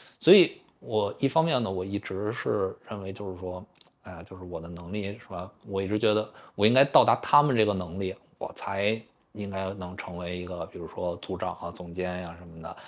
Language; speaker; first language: Chinese; native; Chinese